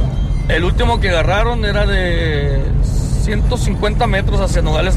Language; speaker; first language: Spanish; native; Spanish